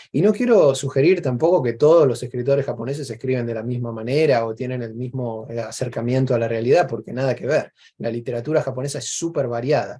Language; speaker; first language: Spanish; native; Spanish